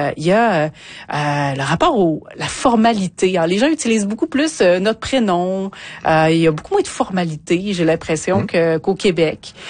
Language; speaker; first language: French; native; French